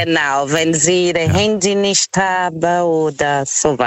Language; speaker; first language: German; non-native, fluent; Portuguese